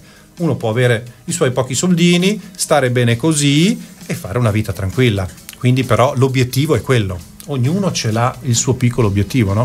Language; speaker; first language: Italian; native; Italian